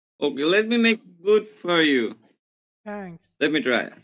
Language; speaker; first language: English; non-native, learner; Nepali